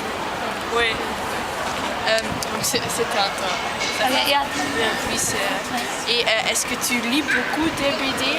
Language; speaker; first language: French; non-native, learner; Dutch